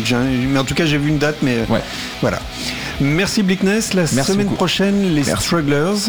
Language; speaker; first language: French; native; French